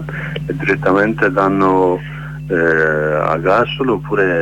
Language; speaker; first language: Italian; non-native, learner; Kurdish